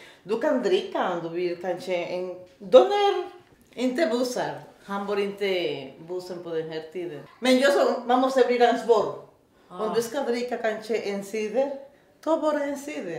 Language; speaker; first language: Swedish; non-native, learner; Spanish